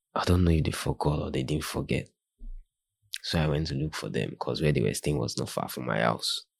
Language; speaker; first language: English; non-native, local second language; Yoruba